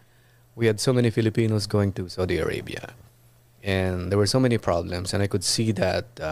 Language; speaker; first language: English; non-native, local second language; Iloko